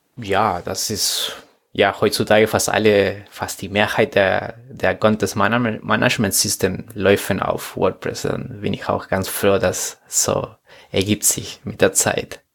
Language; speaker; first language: German; non-native, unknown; Spanish